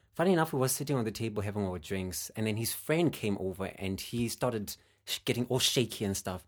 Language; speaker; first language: English; non-native, local second language; Xhosa